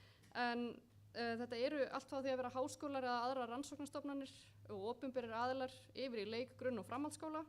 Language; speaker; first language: Icelandic; native; Icelandic